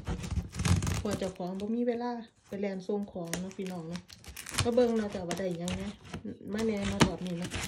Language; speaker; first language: Thai; non-native, local second language; Northeastern Thai